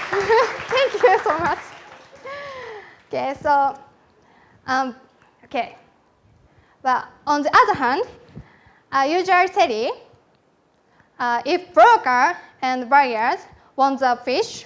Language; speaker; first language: English; non-native, learner; Japanese